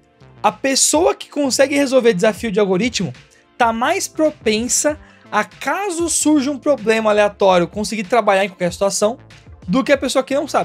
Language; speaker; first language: Portuguese; native; Portuguese